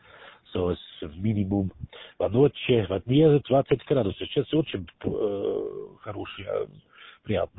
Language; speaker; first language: Russian; non-native, learner; German